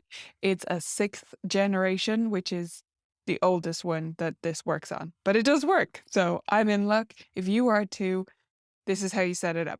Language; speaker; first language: English; native; English